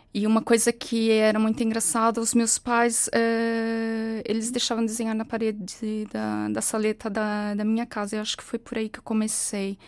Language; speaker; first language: Portuguese; native; Portuguese